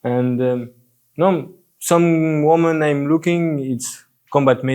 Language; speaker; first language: English; non-native, learner; French